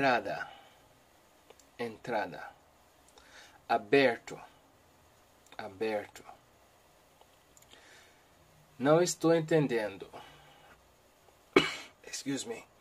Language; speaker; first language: Portuguese; non-native, learner; Haitian Creole